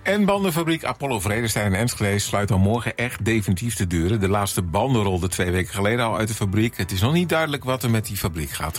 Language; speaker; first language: Dutch; native; Dutch